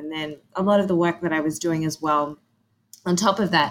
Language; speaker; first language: English; native; English